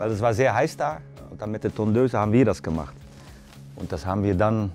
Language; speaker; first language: German; non-native, fluent; Dutch